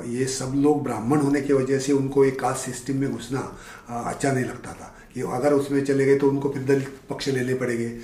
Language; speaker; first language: Hindi; non-native, local second language; Marathi